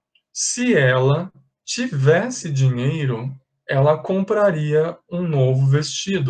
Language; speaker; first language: Portuguese; native; Portuguese